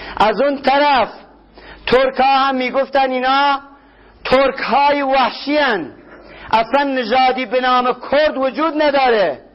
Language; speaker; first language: Persian; non-native, local second language; Kurdish